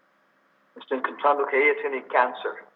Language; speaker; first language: Spanish; non-native, learner; English